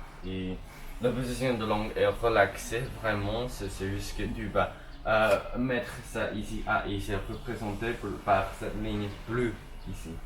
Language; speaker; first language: French; non-native, learner; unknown